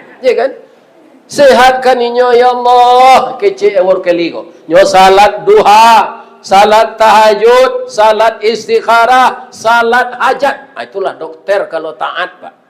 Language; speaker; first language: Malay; non-native, local second language; Minangkabau